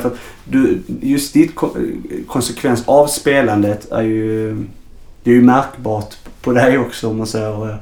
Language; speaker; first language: Swedish; native; Swedish